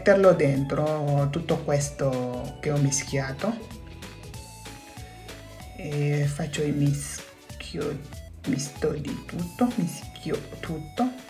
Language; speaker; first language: Italian; non-native, fluent; Wolof